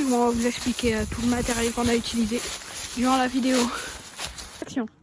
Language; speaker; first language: French; native; French